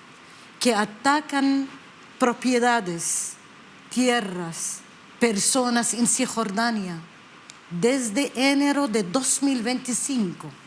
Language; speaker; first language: Spanish; non-native, learner; Arabic